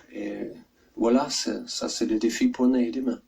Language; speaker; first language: French; non-native, learner; German